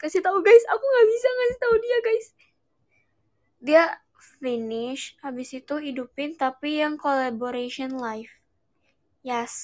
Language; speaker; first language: Indonesian; native; Indonesian